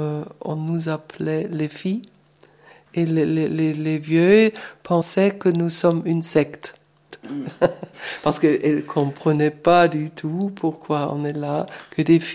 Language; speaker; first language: French; non-native, fluent; German